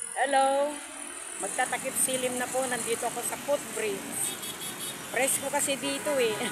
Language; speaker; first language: Filipino; non-native, local second language; Iloko